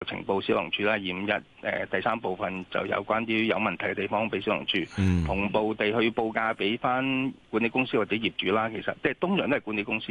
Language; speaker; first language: Cantonese; native; Cantonese